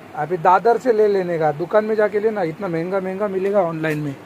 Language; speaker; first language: Hindi; non-native, local second language; Marathi